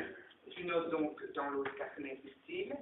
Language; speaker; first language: French; native; French